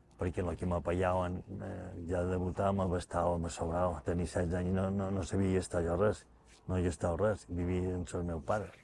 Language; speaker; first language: Catalan; native; Catalan